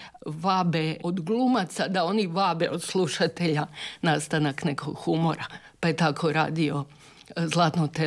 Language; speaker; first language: Serbian; native; Serbian